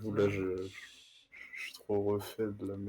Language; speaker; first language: French; native; French